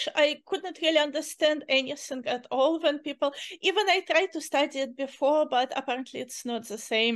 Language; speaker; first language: English; non-native, fluent; Uzbek